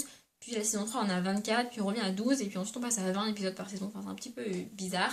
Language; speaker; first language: French; native; French